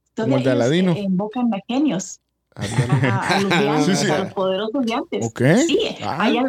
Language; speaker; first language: Spanish; early bilingual, heritage; Spanish